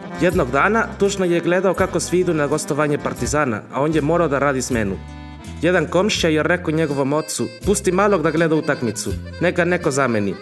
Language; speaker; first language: Serbian; non-native, fluent; Spanish